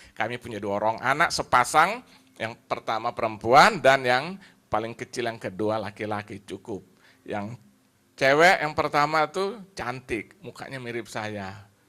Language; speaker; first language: Indonesian; native; Indonesian